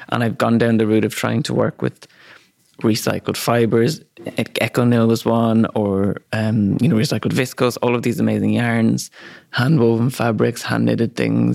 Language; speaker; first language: English; native; English